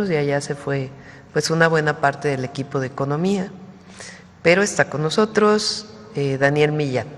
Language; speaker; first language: Spanish; native; Spanish